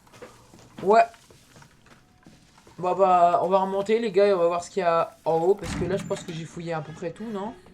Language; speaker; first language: French; native; French